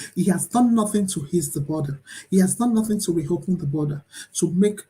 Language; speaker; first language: English; non-native, local second language; Yoruba